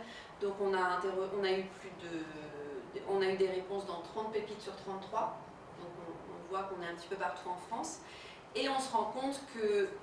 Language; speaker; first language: French; native; French